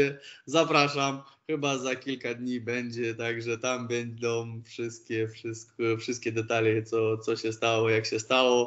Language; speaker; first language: Polish; non-native, fluent; Romanian